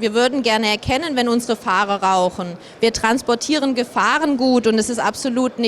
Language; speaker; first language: German; native; German